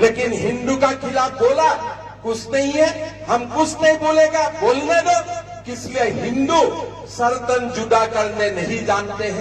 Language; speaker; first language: Hindi; non-native, local second language; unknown